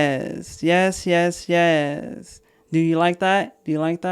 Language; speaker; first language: English; native; English